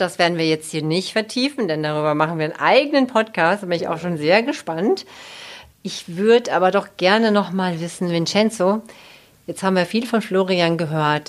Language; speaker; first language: German; native; German